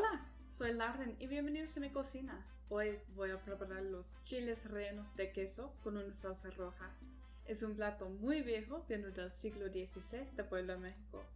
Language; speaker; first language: Spanish; non-native, learner; English